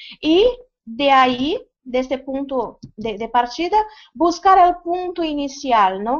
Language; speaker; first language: Spanish; non-native, fluent; Portuguese